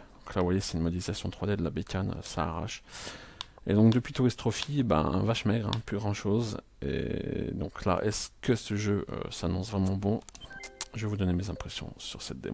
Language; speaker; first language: French; native; French